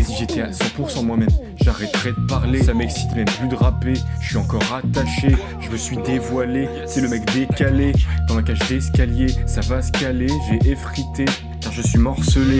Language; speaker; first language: French; native; French